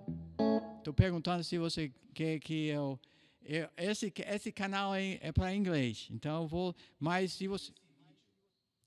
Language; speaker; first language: Portuguese; non-native, fluent; English